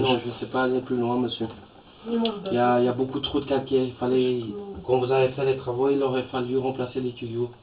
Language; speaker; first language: French; native; French